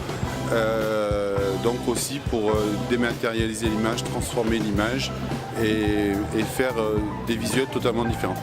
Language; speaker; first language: French; native; French